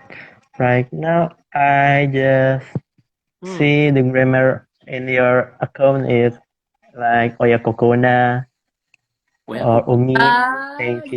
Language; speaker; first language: English; non-native, learner; Indonesian